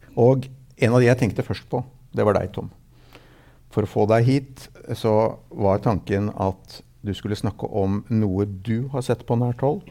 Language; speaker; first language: Norwegian; native; Norwegian